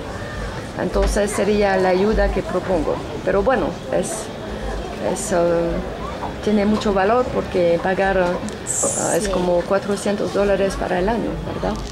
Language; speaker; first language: Spanish; non-native, fluent; French